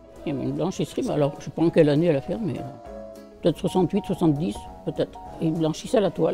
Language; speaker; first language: French; native; French